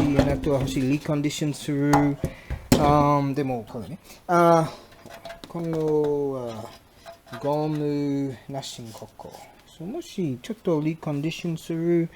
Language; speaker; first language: Japanese; non-native, learner; English